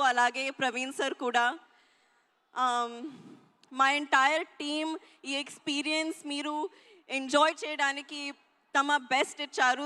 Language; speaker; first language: Telugu; non-native, learner; Hindi